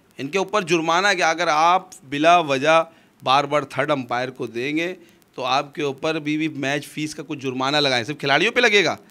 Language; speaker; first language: Urdu; non-native, local second language; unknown